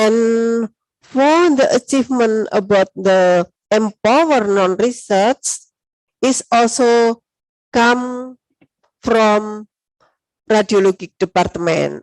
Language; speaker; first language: English; non-native, learner; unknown